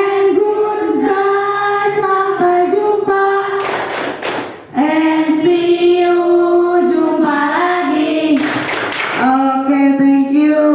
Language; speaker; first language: English; non-native, learner; Indonesian